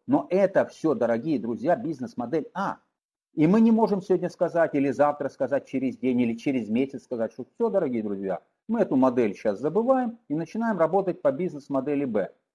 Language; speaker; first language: Russian; native; Russian